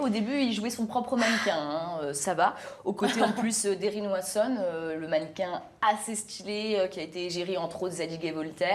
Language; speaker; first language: French; native; French